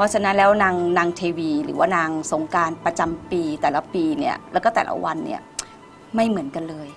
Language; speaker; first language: Thai; native; Thai